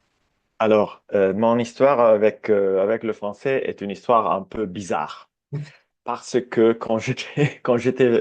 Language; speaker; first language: French; non-native, fluent; Italian